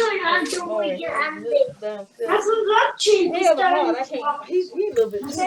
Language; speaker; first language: English; native; English